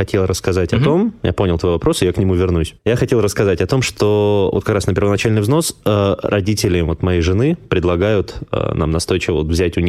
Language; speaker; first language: Russian; native; Russian